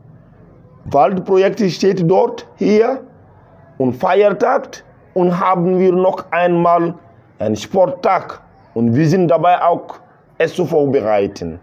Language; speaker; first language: German; non-native, learner; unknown